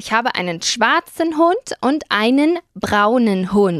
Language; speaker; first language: German; non-native, fluent; Spanish